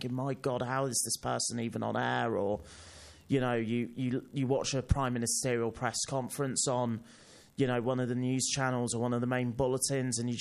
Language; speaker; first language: English; native; English